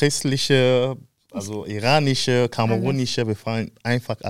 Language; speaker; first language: German; non-native, fluent; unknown